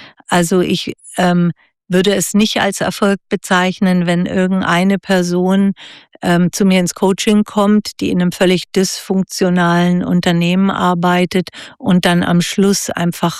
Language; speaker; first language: German; native; German